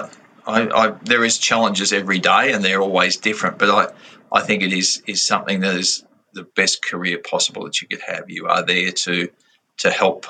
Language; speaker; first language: English; native; English